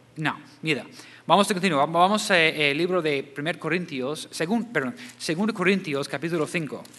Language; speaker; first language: Spanish; non-native, fluent; English